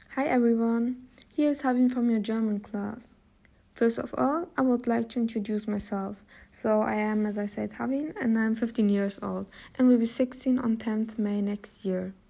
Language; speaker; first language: English; non-native, learner; German